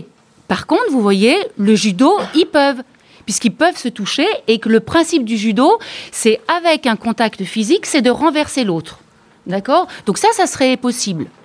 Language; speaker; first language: French; native; French